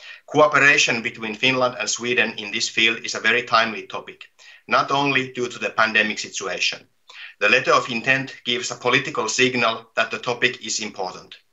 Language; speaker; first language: English; non-native, fluent; Finnish